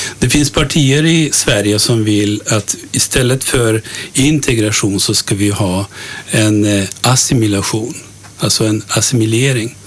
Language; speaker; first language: Swedish; early bilingual, other home language; Turkish